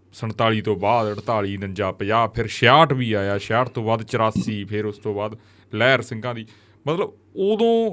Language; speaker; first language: Punjabi; native; Punjabi